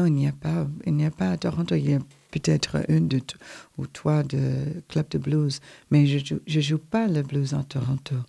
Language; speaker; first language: French; non-native, learner; English